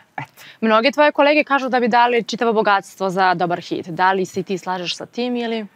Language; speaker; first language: Serbian; native; Serbian